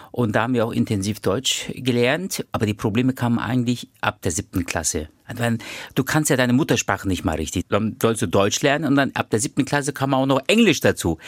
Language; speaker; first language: German; early bilingual, other home language; Turkish